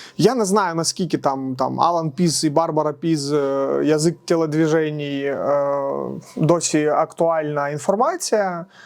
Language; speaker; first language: Ukrainian; non-native, local second language; Russian